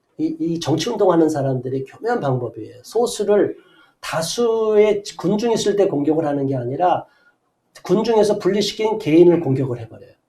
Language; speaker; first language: Korean; native; Korean